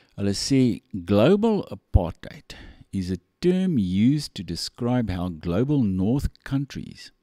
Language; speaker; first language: English; non-native, local second language; Afrikaans